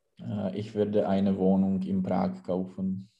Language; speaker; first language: German; non-native, learner; Czech